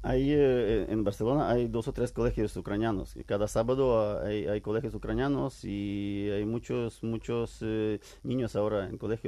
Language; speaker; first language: Spanish; non-native, fluent; Ukrainian